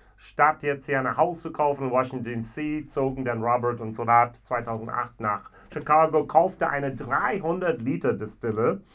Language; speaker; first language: German; non-native, fluent; English